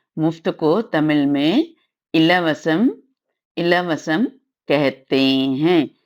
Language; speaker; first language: Hindi; non-native, local second language; Tamil